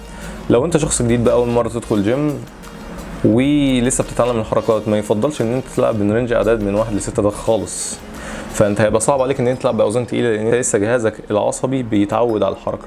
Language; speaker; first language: Arabic; native; Arabic